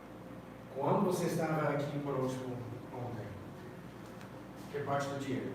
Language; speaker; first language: Portuguese; non-native, fluent; English